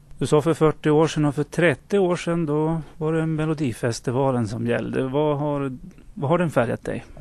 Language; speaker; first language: Swedish; native; Swedish